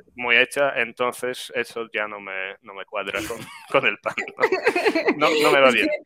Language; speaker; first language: Spanish; non-native, fluent; Polish